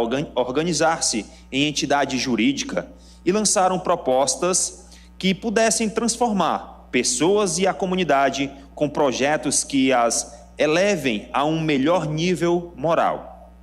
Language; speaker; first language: Portuguese; native; Portuguese